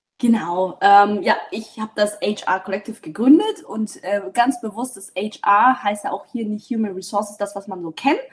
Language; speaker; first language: German; early bilingual, other home language; Vietnamese